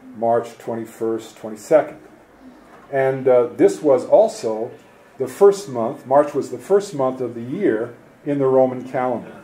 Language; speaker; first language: English; native; English